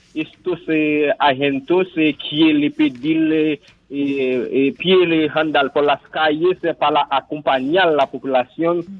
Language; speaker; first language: Spanish; non-native, learner; Haitian Creole